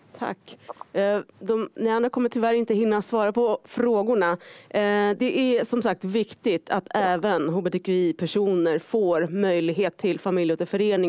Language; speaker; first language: Swedish; native; Swedish